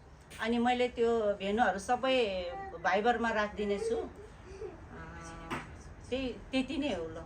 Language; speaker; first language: Nepali; non-native, local second language; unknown